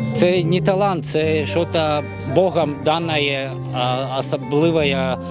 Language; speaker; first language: Ukrainian; non-native, learner; Latvian